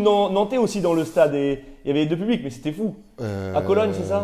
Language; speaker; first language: French; native; French